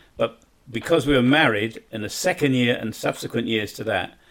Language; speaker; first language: English; native; English